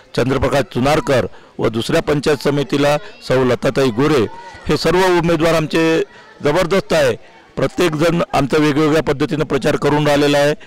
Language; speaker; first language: Marathi; native; Marathi